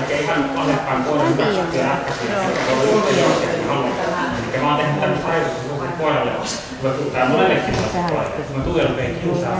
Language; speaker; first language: Finnish; native; Finnish